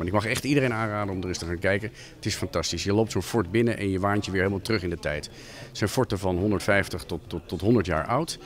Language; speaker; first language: Dutch; native; Dutch